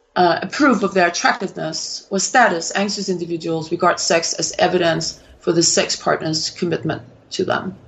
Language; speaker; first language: English; non-native, fluent; Danish